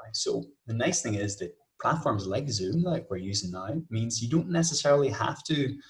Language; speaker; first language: English; native; English